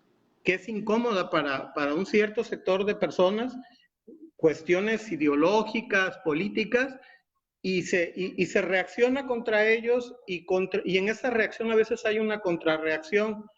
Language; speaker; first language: Spanish; native; Spanish